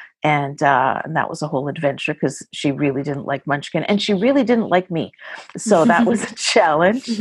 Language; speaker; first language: English; native; English